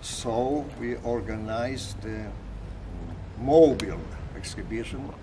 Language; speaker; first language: English; non-native, learner; Polish